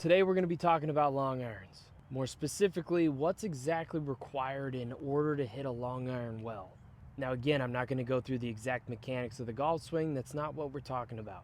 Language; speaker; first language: English; native; English